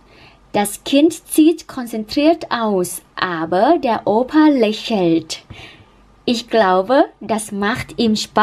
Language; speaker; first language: German; non-native, learner; Thai